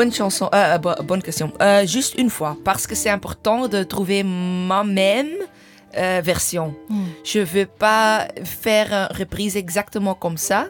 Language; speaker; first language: French; non-native, learner; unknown